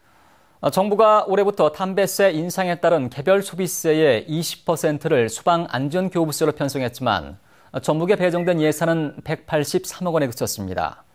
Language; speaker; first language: Korean; native; Korean